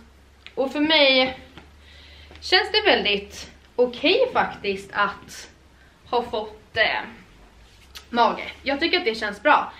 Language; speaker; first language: Swedish; native; Swedish